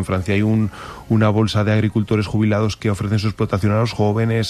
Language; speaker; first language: Spanish; native; Spanish